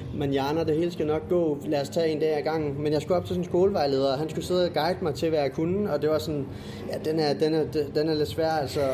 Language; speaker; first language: Danish; native; Danish